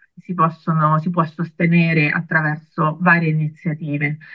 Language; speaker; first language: Italian; native; Italian